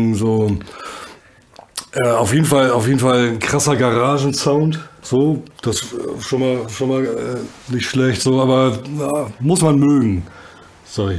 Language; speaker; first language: German; native; German